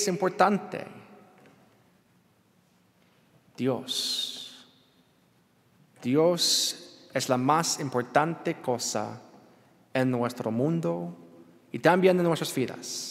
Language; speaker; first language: Spanish; non-native, learner; English